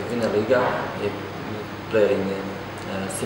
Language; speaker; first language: German; non-native, learner; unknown